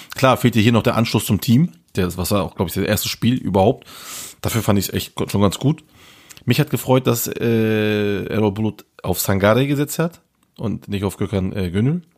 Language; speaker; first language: German; early bilingual, other home language; Turkish